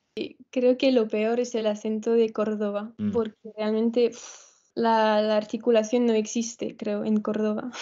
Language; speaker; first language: Spanish; non-native, fluent; French